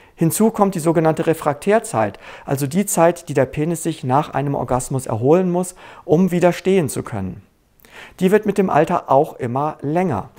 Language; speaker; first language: German; native; German